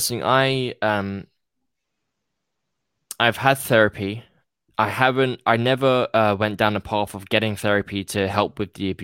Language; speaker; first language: English; native; English